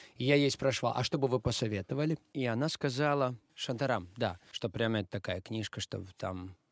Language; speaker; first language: Russian; non-native, local second language; Latvian